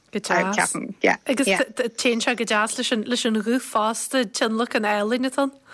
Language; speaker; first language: Irish; native; Irish